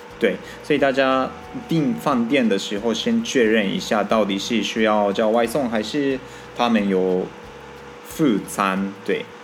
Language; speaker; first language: Chinese; non-native, fluent; Japanese